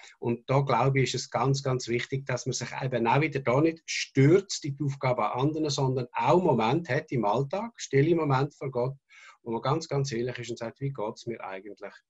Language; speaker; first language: German; native; German